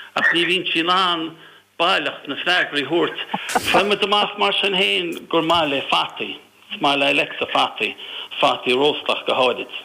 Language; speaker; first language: Irish; native; Irish